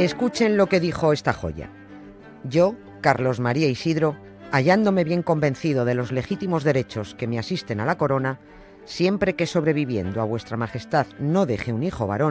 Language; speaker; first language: Spanish; native; Spanish